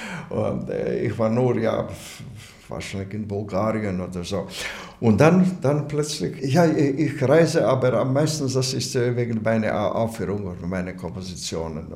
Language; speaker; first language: German; non-native, learner; Latvian